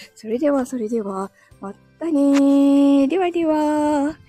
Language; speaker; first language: Japanese; native; Japanese